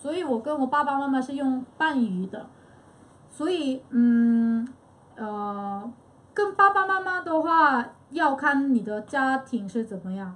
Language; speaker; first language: Chinese; non-native, fluent; Korean